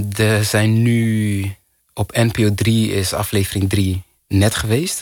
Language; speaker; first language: Dutch; non-native, fluent; Kinyarwanda